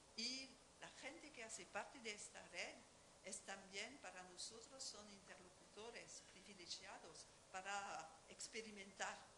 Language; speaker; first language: Spanish; non-native, fluent; French